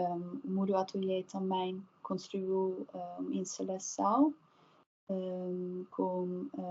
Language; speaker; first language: Portuguese; non-native, learner; Dutch